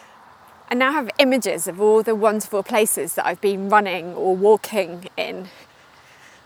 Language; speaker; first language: English; native; English